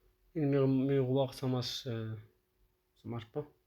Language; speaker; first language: French; non-native, local second language; Arabic